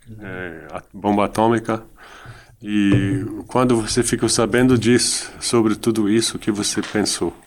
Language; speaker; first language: Portuguese; non-native, fluent; Dutch